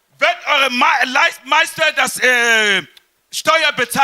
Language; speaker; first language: German; non-native, fluent; French